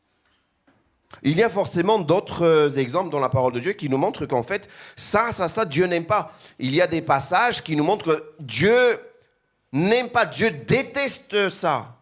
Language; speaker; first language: French; native; French